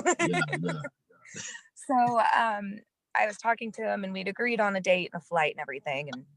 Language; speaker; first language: English; native; English